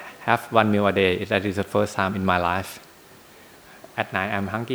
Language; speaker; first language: English; non-native, learner; Thai